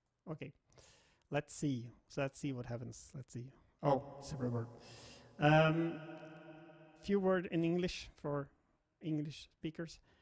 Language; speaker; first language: English; non-native, fluent; Swedish